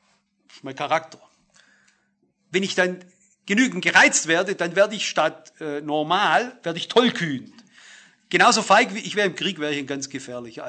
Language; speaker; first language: German; native; German